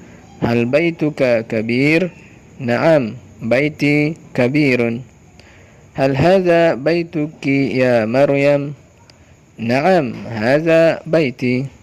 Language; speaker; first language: Arabic; non-native, learner; Indonesian